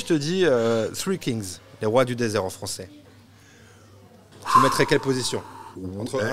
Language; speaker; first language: French; native; French